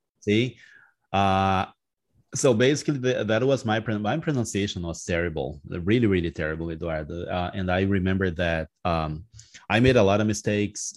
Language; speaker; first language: English; non-native, fluent; Portuguese